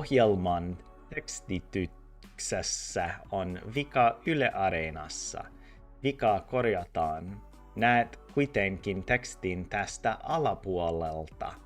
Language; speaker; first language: Finnish; non-native, learner; English